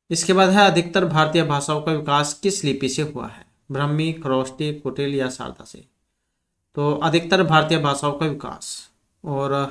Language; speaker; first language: Hindi; native; Hindi